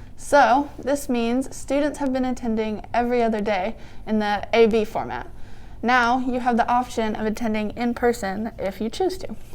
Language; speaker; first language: English; native; English